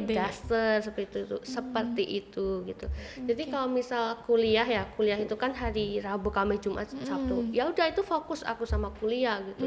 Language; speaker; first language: Indonesian; native; Indonesian